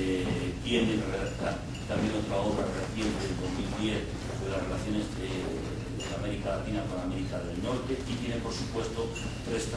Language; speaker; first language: Spanish; native; Spanish